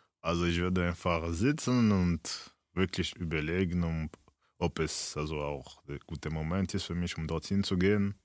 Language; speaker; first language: German; early bilingual, other home language; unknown